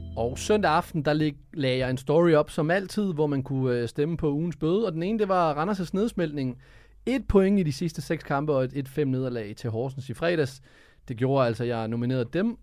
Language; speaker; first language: Danish; early bilingual, other home language; Serbian